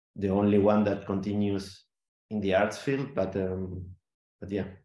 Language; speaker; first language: English; non-native, fluent; Spanish